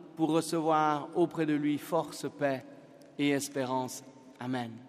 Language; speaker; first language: French; native; French